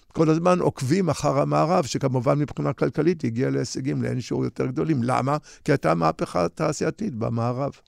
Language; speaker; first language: Hebrew; native; Hebrew